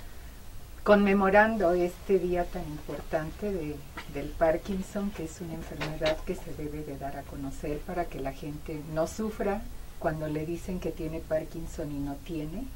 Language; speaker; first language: Spanish; native; Spanish